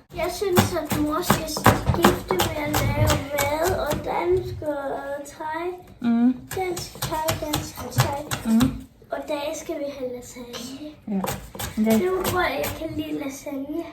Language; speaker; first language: Danish; early bilingual, heritage; Thai